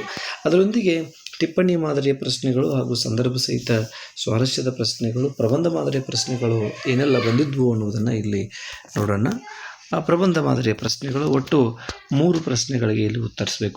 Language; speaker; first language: Kannada; native; Kannada